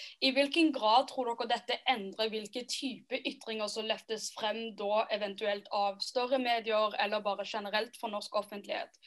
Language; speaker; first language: Norwegian; native; Norwegian